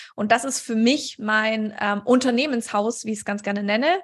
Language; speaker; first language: German; native; German